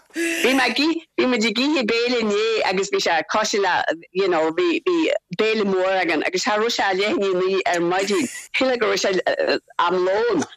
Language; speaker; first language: Irish; native; Irish